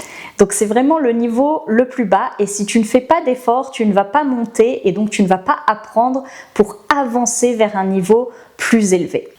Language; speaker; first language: French; native; French